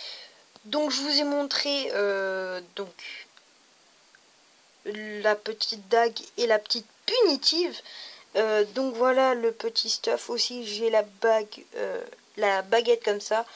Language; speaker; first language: French; native; French